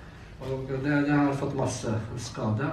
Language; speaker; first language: Norwegian; non-native, learner; Azerbaijani